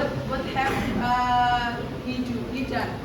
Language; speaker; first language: English; non-native, fluent; Indonesian